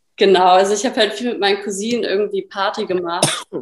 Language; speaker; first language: German; native; German